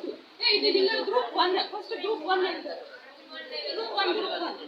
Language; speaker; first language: Malayalam; non-native, learner; Kannada